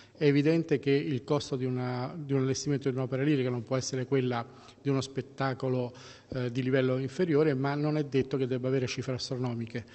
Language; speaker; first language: Italian; native; Italian